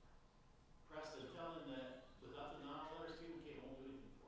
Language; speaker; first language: English; native; English